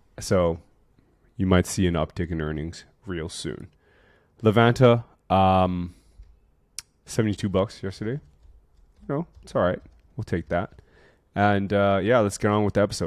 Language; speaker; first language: English; native; English